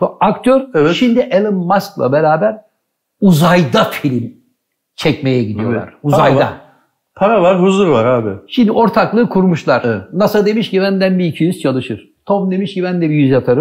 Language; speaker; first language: Turkish; native; Turkish